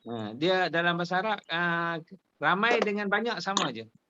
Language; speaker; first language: Indonesian; non-native, local second language; Malay